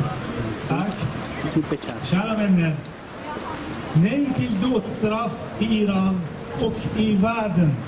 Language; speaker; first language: Swedish; non-native, fluent; Persian